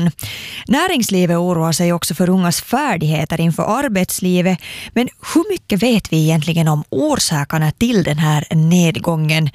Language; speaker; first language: Swedish; native; Swedish